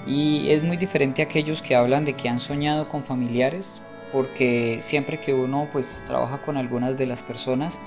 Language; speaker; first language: Spanish; native; Spanish